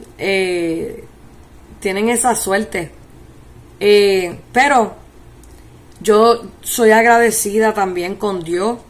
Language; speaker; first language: Spanish; early bilingual, heritage; Spanish